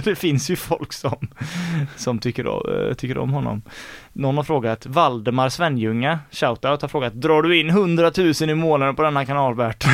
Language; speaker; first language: Swedish; native; Swedish